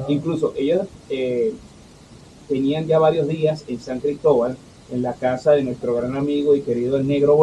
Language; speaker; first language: Spanish; native; Spanish